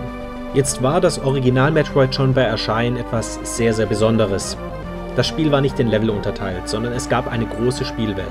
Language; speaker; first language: German; native; German